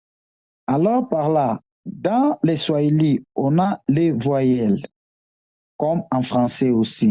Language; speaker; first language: French; non-native, local second language; Swahili